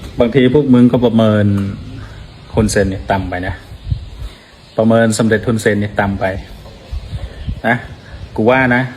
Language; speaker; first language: Thai; non-native, fluent; Khmer